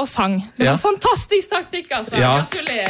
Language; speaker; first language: Norwegian; native; Norwegian